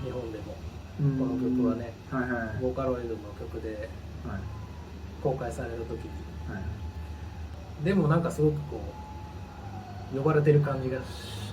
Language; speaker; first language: Japanese; native; Japanese